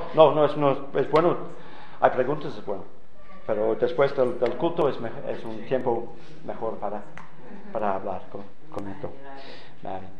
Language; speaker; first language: Spanish; non-native, fluent; English